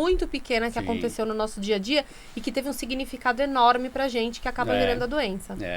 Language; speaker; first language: Portuguese; native; Portuguese